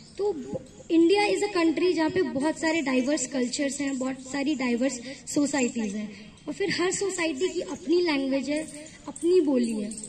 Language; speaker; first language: Hindi; native; Hindi